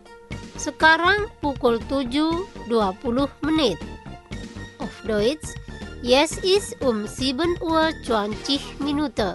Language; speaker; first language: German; non-native, learner; Indonesian